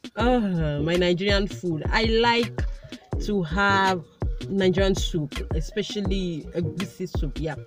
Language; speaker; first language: English; non-native, local second language; Igbo